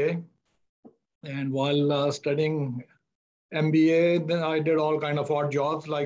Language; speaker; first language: English; non-native, local second language; Hindi